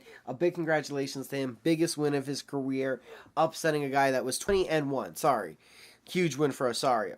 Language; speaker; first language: English; native; English